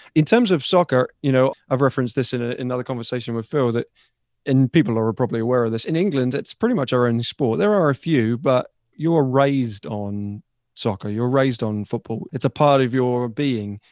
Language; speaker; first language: English; native; English